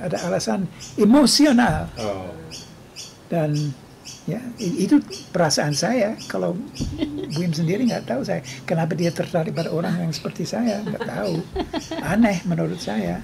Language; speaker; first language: Indonesian; non-native, fluent; English